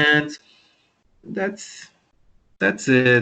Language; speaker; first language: English; non-native, learner; Portuguese